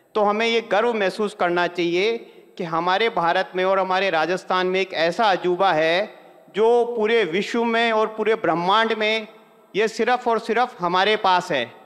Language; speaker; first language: Hindi; native; Hindi